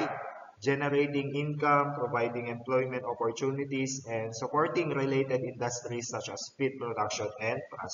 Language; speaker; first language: English; non-native, local second language; Filipino